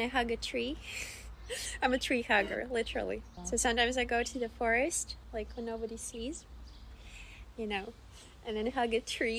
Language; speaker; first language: English; non-native, fluent; Russian